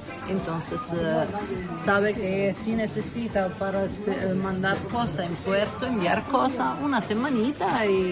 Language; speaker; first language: Spanish; non-native, fluent; Italian